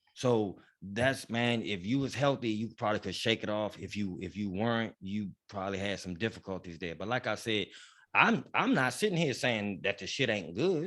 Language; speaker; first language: English; native; English